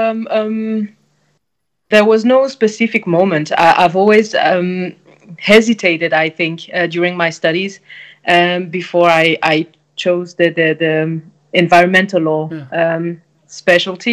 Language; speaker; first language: English; non-native, fluent; French